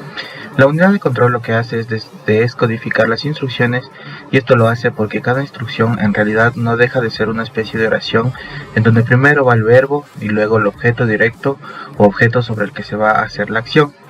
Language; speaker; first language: Spanish; native; Spanish